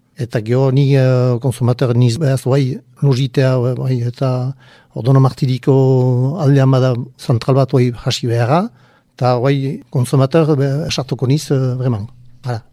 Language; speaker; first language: Basque; native; Basque